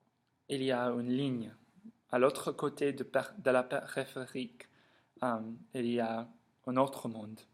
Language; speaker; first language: French; non-native, learner; English